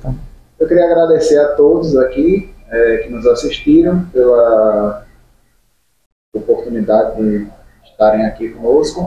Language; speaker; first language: Portuguese; native; Portuguese